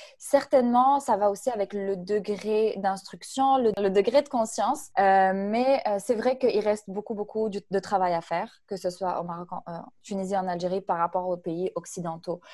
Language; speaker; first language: French; non-native, local second language; Arabic